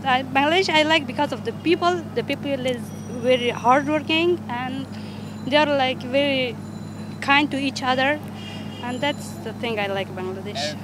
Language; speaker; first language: English; non-native, learner; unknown